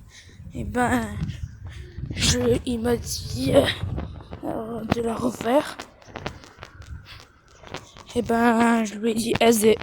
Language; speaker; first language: French; early bilingual, other home language; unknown